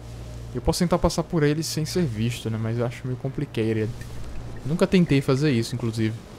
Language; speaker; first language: Portuguese; native; Portuguese